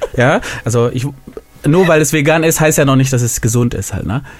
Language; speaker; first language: German; non-native, fluent; Indonesian